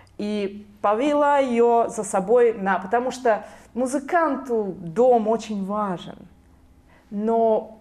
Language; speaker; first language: Russian; non-native, local second language; Belarusian